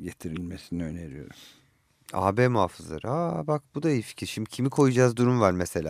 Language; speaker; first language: Turkish; native; Turkish